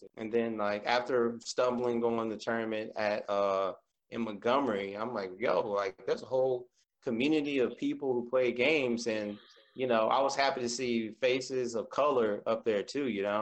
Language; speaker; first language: English; native; English